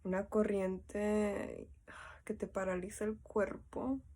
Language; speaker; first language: Spanish; early bilingual, heritage; Spanish